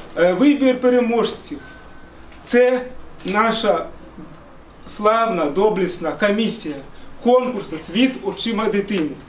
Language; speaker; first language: Ukrainian; non-native, fluent; Arabic